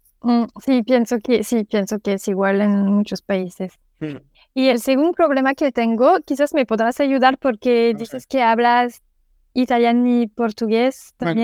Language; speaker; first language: Spanish; non-native, learner; French